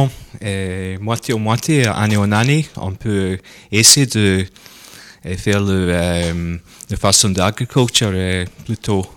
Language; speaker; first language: French; non-native, learner; English